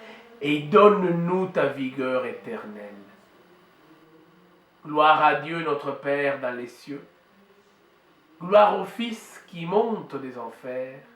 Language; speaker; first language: French; native; French